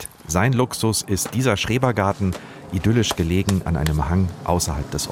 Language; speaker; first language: German; native; German